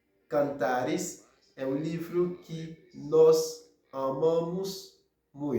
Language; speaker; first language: Portuguese; non-native, fluent; Haitian Creole